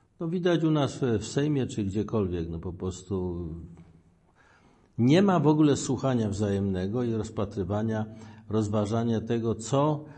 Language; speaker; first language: Polish; native; Polish